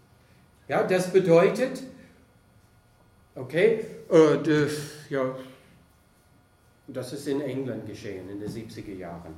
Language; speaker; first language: German; non-native, fluent; English